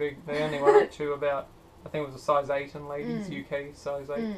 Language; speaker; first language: English; native; English